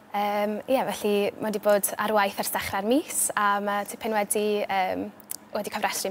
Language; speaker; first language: Welsh; native; Welsh